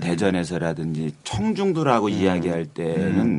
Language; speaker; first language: Korean; native; Korean